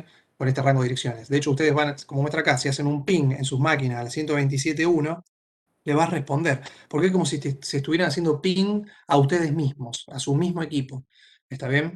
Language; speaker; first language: Spanish; native; Spanish